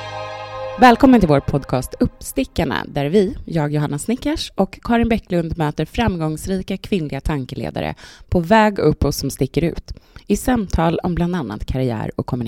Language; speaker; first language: Swedish; native; Swedish